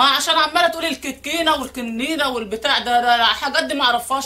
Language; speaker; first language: Arabic; native; Arabic